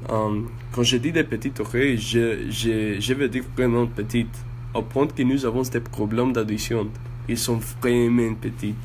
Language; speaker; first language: French; non-native, learner; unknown